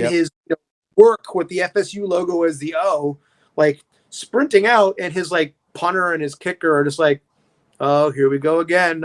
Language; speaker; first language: English; native; English